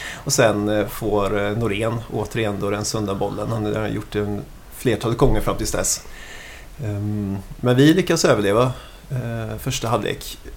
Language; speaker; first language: Swedish; native; Swedish